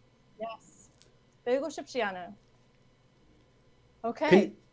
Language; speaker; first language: Korean; non-native, learner; English